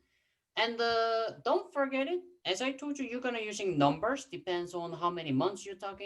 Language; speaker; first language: English; non-native, fluent; Korean